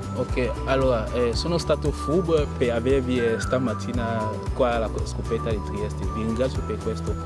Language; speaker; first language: Italian; non-native, fluent; French